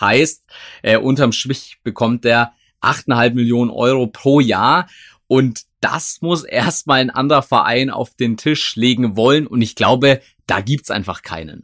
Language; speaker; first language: German; native; German